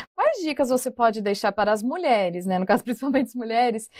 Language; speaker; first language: Portuguese; native; Portuguese